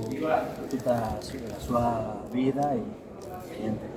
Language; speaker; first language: Italian; non-native, learner; Spanish